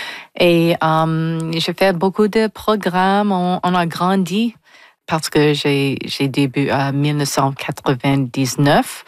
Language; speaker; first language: French; non-native, local second language; English